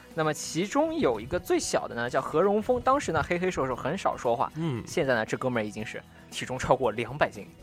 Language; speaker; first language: Chinese; native; Chinese